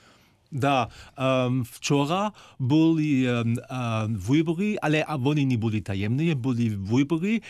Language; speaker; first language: Ukrainian; non-native, fluent; German